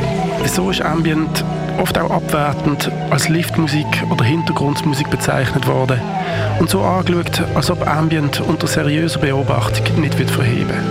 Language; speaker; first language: German; native; German